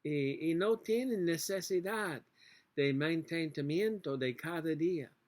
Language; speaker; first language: Spanish; non-native, learner; English